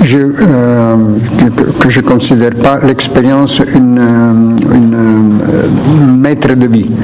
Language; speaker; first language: French; non-native, fluent; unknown